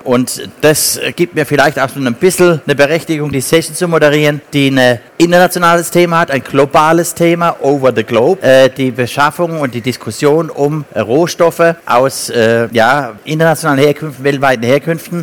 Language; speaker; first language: German; native; German